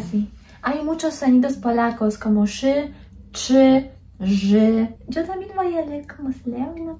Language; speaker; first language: Spanish; non-native, fluent; Polish